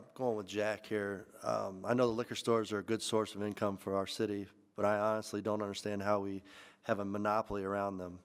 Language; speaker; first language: English; native; English